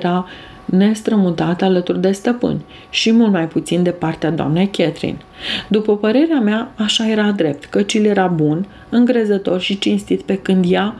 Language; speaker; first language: Romanian; native; Romanian